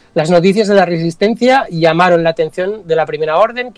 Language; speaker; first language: Spanish; non-native, local second language; Catalan